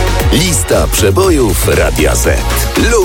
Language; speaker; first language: Polish; native; Polish